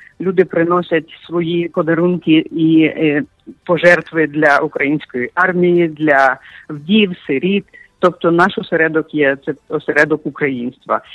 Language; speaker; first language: Ukrainian; native; Ukrainian